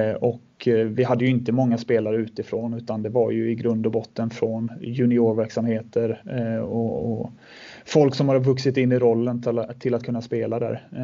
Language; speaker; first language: Swedish; native; Swedish